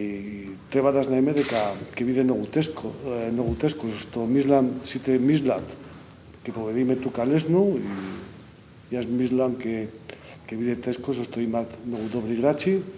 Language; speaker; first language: Macedonian; non-native, learner; Spanish